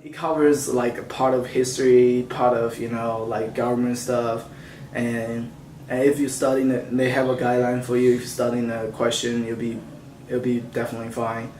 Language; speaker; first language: English; non-native, local second language; Chinese